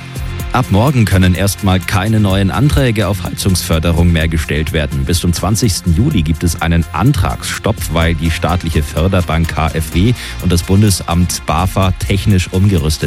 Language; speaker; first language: German; native; German